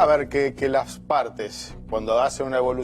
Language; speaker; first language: Spanish; native; Spanish